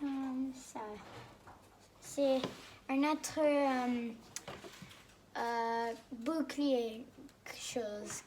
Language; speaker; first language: French; non-native, learner; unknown